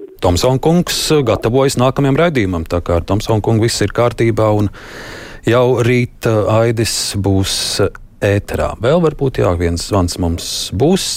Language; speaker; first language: Latvian; native; Latvian